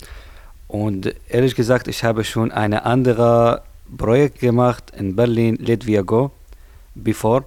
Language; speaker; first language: German; non-native, learner; Arabic